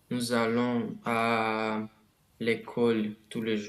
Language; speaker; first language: French; non-native, learner; Romanian